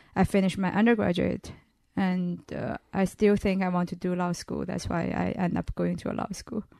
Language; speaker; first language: English; non-native, fluent; Chinese